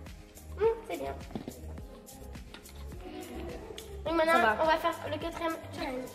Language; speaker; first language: French; native; French